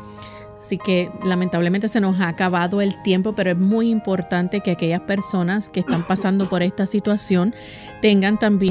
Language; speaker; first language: Spanish; native; Spanish